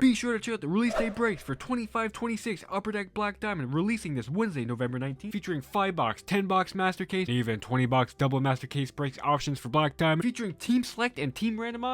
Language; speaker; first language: English; native; English